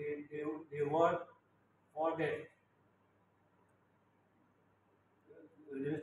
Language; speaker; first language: English; non-native, learner; Thai